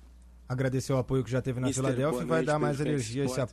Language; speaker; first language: Portuguese; native; Portuguese